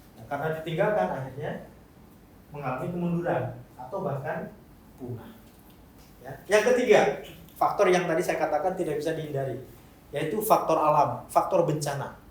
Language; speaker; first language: Indonesian; non-native, local second language; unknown